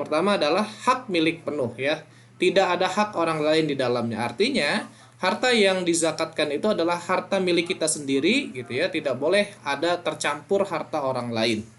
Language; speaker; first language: Indonesian; native; Indonesian